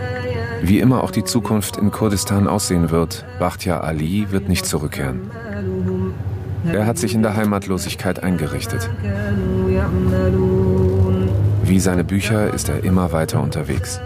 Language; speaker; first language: German; native; German